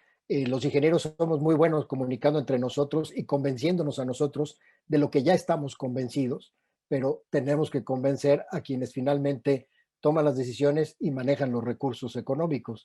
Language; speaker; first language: Spanish; native; Spanish